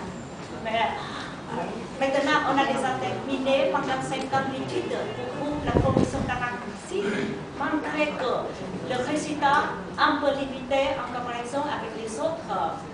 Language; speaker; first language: French; non-native, learner; Vietnamese